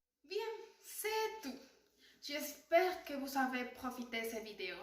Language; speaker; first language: French; non-native, learner; Spanish